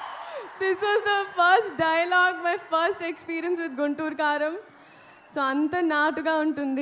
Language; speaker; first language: Telugu; non-native, fluent; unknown